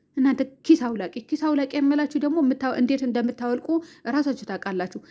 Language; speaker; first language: Amharic; native; Amharic